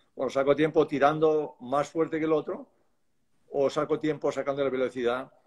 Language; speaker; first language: Spanish; native; Spanish